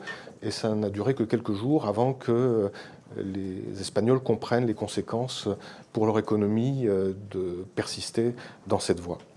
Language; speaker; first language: French; native; French